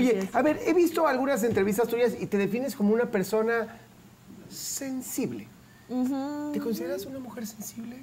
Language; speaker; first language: Spanish; native; Spanish